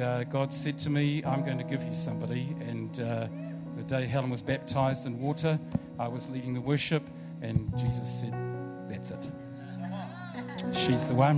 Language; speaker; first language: English; native; English